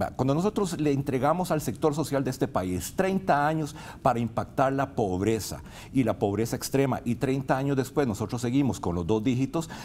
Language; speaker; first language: Spanish; native; Spanish